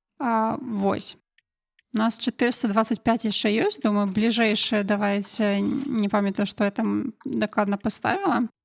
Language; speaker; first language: Belarusian; non-native, local second language; Russian